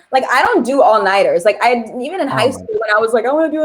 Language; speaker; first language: English; native; English